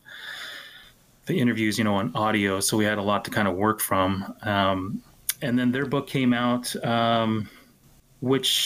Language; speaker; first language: English; native; English